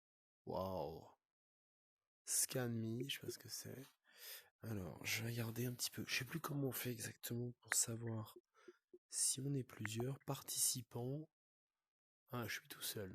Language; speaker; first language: French; native; French